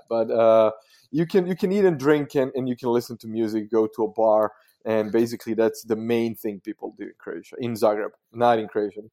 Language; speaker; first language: English; non-native, fluent; Croatian